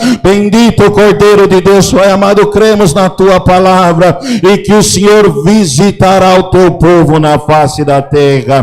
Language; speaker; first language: Portuguese; native; Portuguese